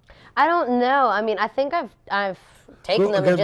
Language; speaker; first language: English; native; English